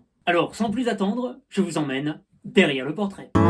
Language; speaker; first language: French; native; French